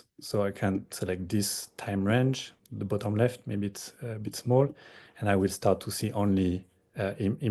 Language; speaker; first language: English; non-native, fluent; French